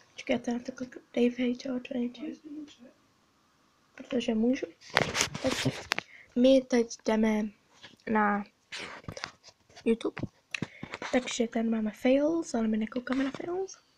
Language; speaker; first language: Czech; early bilingual, heritage; Czech